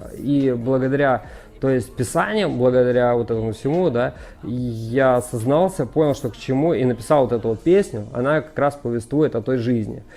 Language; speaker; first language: Russian; native; Russian